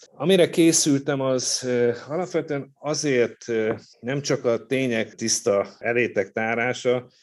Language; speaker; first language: Hungarian; native; Hungarian